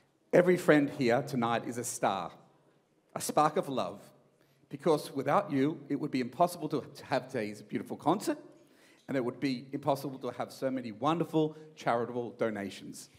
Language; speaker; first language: English; native; English